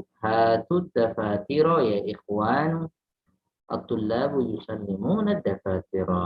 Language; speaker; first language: Arabic; non-native, fluent; Indonesian